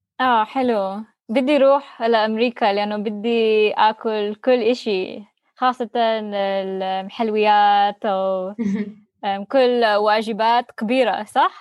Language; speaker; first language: Arabic; non-native, learner; English